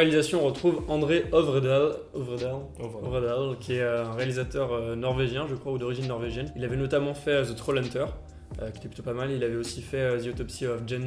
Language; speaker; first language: French; native; French